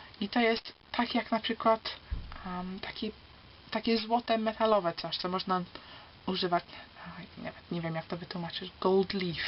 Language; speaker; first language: Polish; early bilingual, heritage; Polish